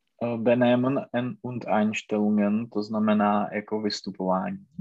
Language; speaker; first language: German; non-native, learner; Czech